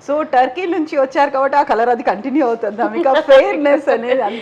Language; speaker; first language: Telugu; native; Telugu